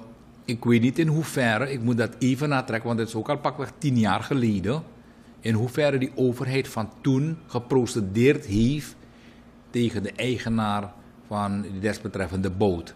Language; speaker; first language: Dutch; native; Dutch